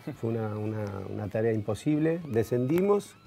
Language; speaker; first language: Spanish; native; Spanish